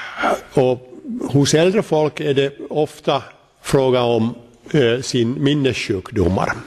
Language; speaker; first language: Swedish; non-native, local second language; Finnish